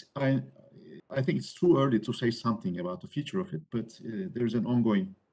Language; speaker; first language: English; non-native, fluent; Turkish